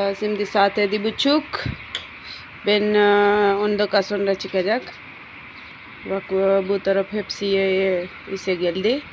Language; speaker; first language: Turkish; non-native, learner; Gujarati